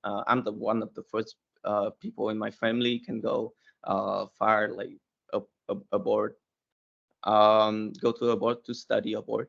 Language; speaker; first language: English; non-native, learner; Vietnamese